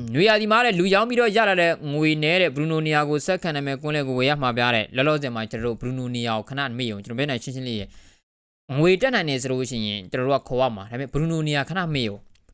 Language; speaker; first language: Burmese; native; Burmese